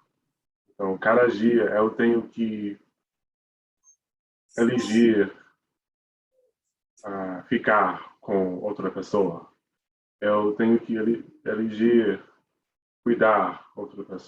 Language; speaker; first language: Portuguese; non-native, learner; English